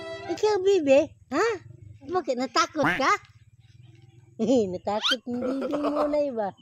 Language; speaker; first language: Filipino; non-native, local second language; Cebuano